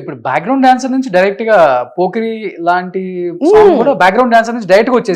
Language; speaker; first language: Telugu; native; Telugu